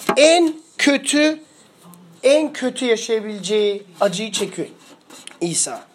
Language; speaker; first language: Turkish; early bilingual, heritage; Turkish